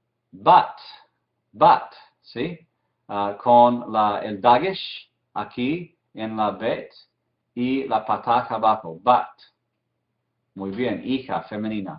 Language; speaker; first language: Spanish; non-native, fluent; English